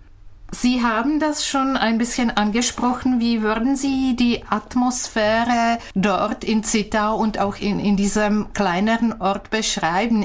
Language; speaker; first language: German; non-native, fluent; Czech